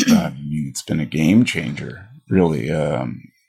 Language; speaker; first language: English; native; English